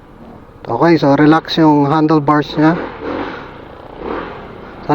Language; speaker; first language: Filipino; native; Filipino